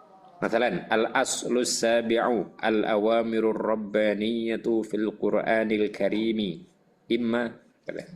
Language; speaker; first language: Arabic; non-native, fluent; Indonesian